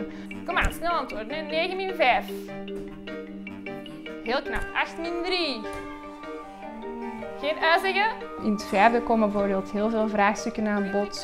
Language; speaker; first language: Dutch; native; Dutch